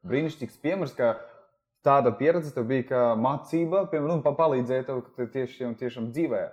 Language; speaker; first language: Latvian; non-native, local second language; Russian